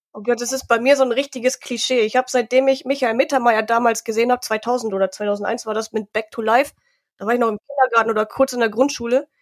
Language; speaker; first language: German; native; German